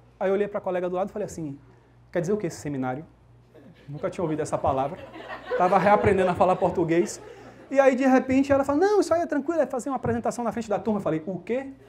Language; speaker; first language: Portuguese; early bilingual, heritage; Portuguese